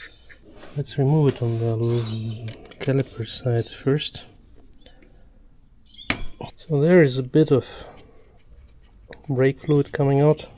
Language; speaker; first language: English; non-native, fluent; German